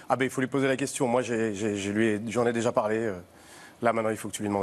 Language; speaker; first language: French; native; French